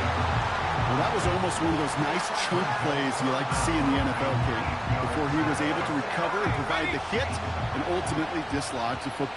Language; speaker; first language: English; native; English